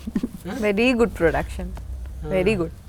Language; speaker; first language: Telugu; non-native, learner; Bangla